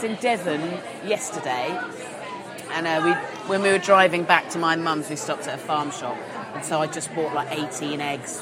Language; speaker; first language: English; native; English